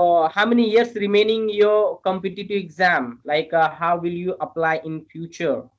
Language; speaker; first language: English; non-native, learner; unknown